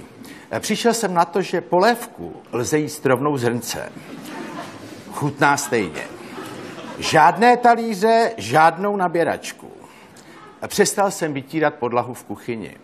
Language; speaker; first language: Czech; native; Czech